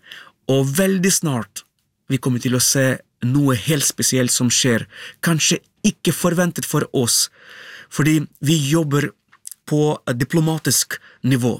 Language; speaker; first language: Norwegian; non-native, learner; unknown